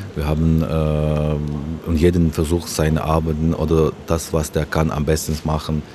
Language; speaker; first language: German; non-native, learner; Ukrainian